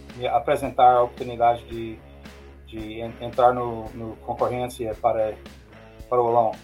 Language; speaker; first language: Portuguese; non-native, fluent; English